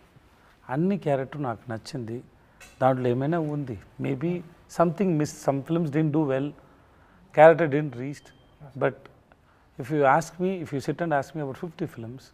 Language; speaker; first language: Telugu; non-native, learner; Tamil